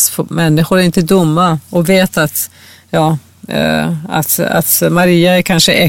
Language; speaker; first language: Swedish; non-native, fluent; Persian